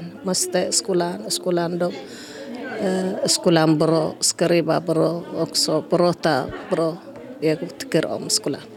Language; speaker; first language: Swedish; non-native, learner; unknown